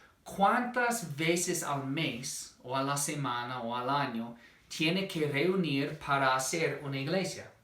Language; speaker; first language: Spanish; non-native, fluent; English